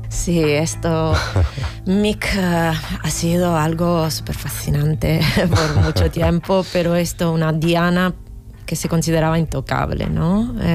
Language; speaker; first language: Spanish; non-native, fluent; Italian